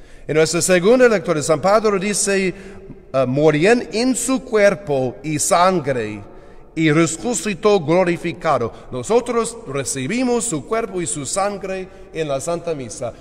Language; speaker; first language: Spanish; non-native, learner; English